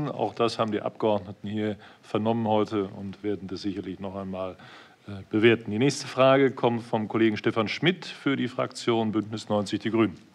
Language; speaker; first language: German; native; German